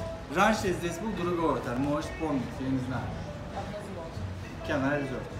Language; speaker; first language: Russian; non-native, learner; Turkish